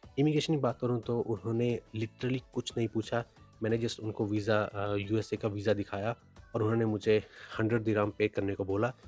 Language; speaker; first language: Hindi; native; Hindi